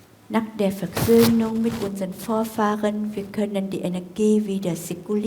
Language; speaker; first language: German; non-native, fluent; Vietnamese